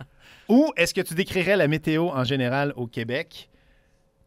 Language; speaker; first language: French; native; French